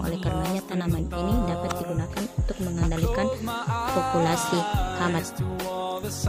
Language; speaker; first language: Indonesian; native; Indonesian